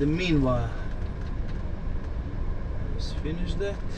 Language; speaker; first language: English; non-native, learner; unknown